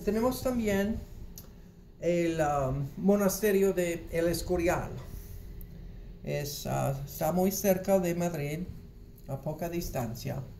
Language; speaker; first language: Spanish; non-native, fluent; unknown